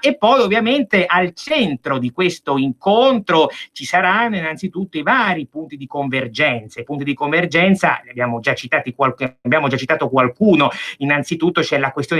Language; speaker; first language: Italian; native; Italian